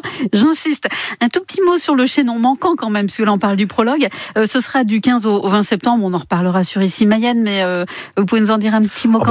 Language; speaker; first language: French; native; French